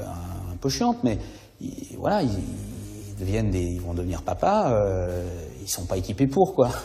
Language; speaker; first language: French; native; French